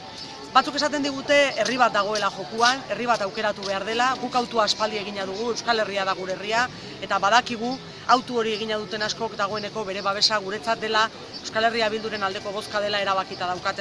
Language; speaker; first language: Basque; native; Basque